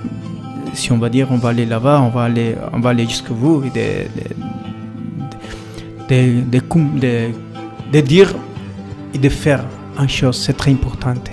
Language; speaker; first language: French; non-native, learner; Spanish